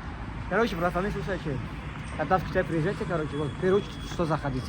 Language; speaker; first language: Russian; non-native, local second language; Tajik